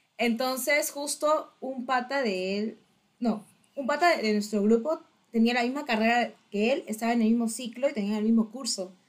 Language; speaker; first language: Spanish; native; Spanish